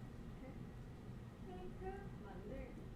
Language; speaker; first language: Korean; non-native, fluent; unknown